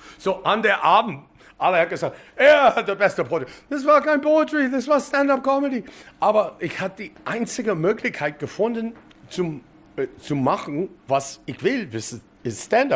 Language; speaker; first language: German; non-native, fluent; English